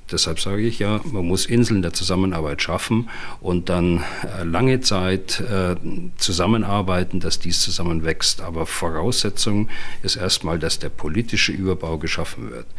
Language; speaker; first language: German; native; German